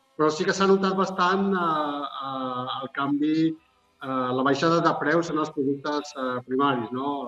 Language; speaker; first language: Catalan; non-native, fluent; Arabic